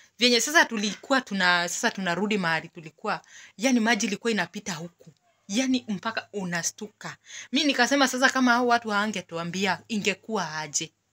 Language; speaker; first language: Swahili; native; Swahili